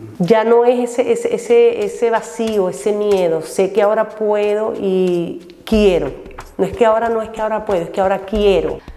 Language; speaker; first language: Spanish; native; Spanish